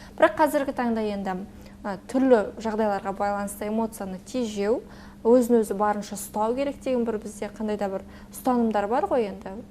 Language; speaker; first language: Kazakh; native; Kazakh